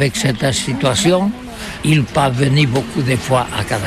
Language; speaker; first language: French; non-native, learner; Catalan